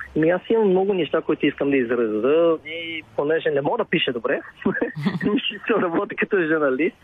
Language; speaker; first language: Bulgarian; early bilingual, other home language; Vietnamese